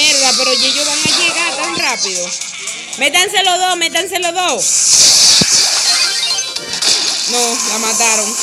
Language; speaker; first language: Spanish; native; Spanish